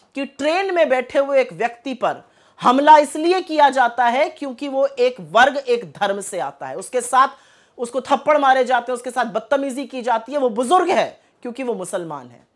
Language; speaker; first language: Hindi; native; Hindi